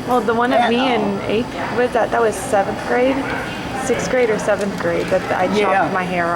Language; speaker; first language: English; native; English